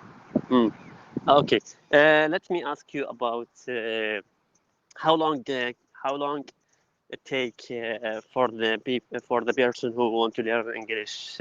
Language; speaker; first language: English; non-native, learner; Arabic